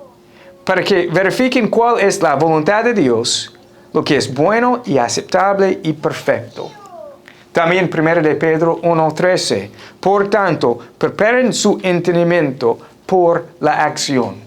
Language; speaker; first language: Spanish; non-native, fluent; English